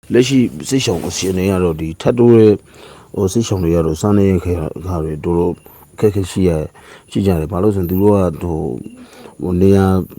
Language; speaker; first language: Burmese; native; Burmese